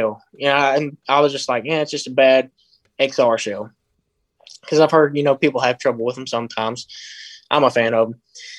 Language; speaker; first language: English; native; English